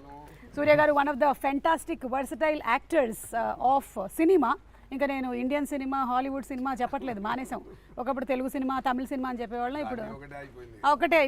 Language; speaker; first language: Telugu; native; Telugu